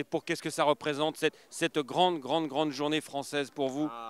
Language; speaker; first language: French; native; French